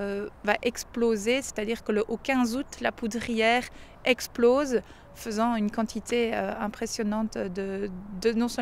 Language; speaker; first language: French; native; French